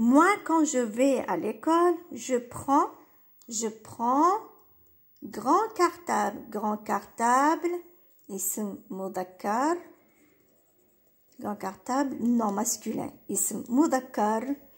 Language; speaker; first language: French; non-native, local second language; Arabic